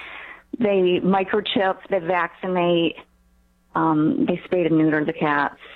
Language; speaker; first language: English; native; English